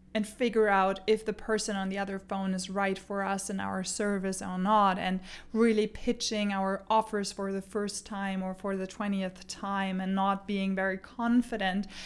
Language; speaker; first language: English; non-native, fluent; German